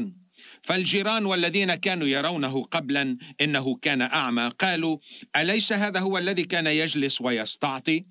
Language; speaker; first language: Arabic; native; Arabic